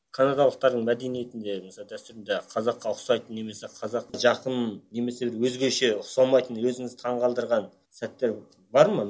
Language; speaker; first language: Kazakh; native; Kazakh